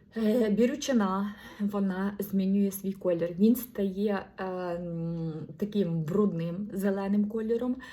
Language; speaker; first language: Ukrainian; non-native, local second language; Russian